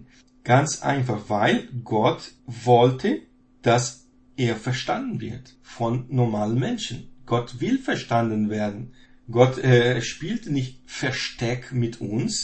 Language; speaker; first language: German; non-native, fluent; Portuguese